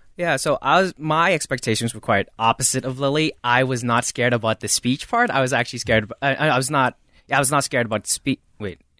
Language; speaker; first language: English; non-native, fluent; Khmer